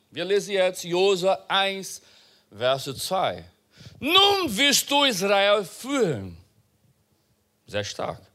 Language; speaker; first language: German; non-native, fluent; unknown